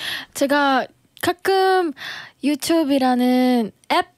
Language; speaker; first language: Korean; non-native, learner; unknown